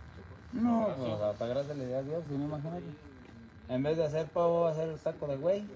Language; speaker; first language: Spanish; native; Spanish